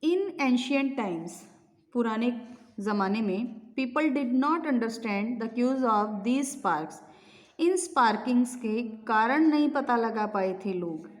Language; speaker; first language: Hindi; native; Hindi